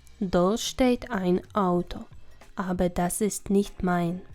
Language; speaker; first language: German; non-native, fluent; Ukrainian